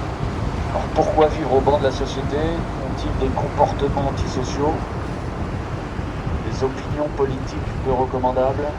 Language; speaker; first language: French; native; French